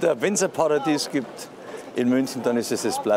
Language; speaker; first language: German; native; German